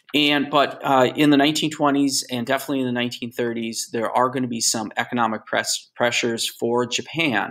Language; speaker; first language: English; native; English